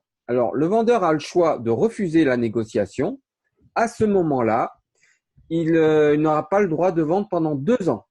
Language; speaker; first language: French; native; French